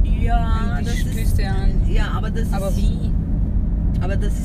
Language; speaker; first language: German; non-native, fluent; Portuguese